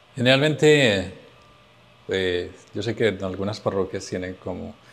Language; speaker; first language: Spanish; native; Spanish